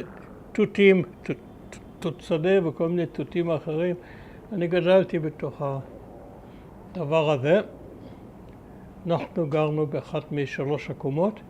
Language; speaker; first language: Hebrew; early bilingual, other home language; German